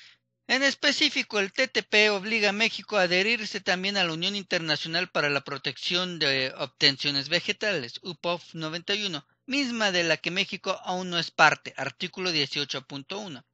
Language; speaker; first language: Spanish; native; Spanish